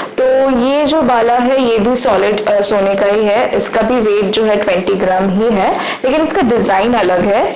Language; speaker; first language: Hindi; non-native, local second language; Bangla